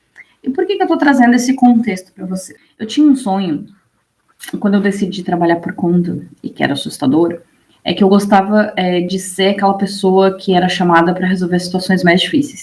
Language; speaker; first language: Portuguese; native; Portuguese